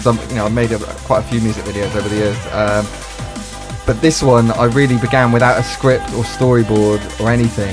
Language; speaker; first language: English; native; English